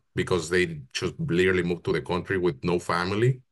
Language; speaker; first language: English; non-native, fluent; Spanish